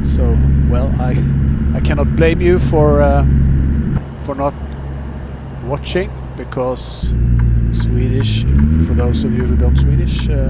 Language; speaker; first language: English; non-native, fluent; Swedish